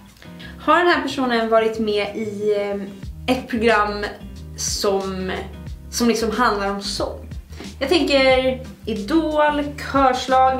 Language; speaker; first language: Swedish; native; Swedish